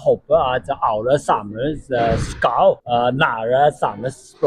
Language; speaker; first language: Norwegian; non-native, learner; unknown